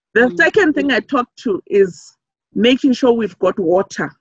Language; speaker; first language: English; non-native, local second language; Southern Sotho